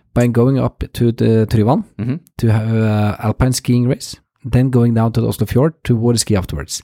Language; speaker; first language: English; non-native, fluent; Norwegian